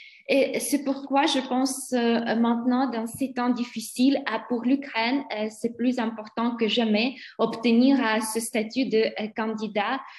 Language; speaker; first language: French; non-native, fluent; Ukrainian